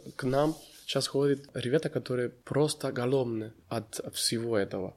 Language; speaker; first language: Russian; non-native, fluent; Spanish